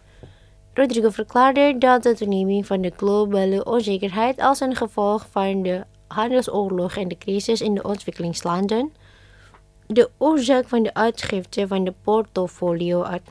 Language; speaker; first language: Dutch; non-native, fluent; Indonesian